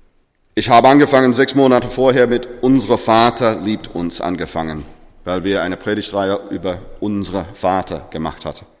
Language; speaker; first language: German; non-native, fluent; English